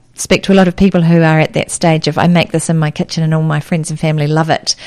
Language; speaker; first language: English; native; English